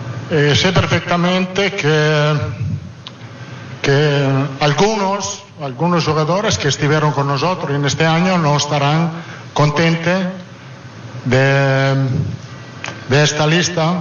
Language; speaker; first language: Portuguese; non-native, fluent; Italian